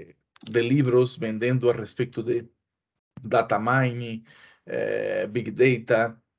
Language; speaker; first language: Spanish; non-native, fluent; Portuguese